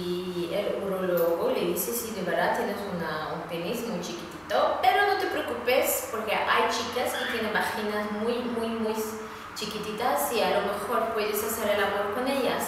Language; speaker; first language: Spanish; non-native, fluent; Swedish